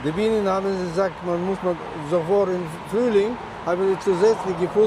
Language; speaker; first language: German; non-native, learner; Russian